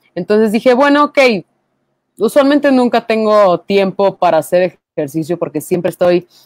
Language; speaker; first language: Spanish; native; Spanish